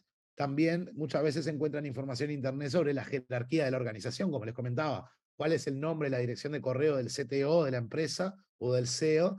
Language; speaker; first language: Spanish; native; Spanish